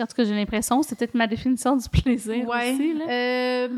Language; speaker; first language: French; native; French